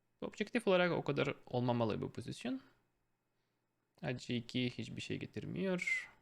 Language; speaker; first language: Turkish; non-native, fluent; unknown